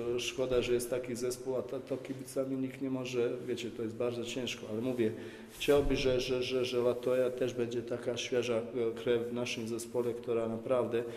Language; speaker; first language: Polish; non-native, fluent; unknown